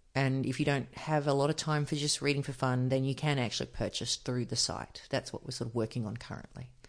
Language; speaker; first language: English; native; English